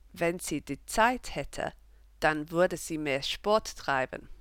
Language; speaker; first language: German; non-native, fluent; English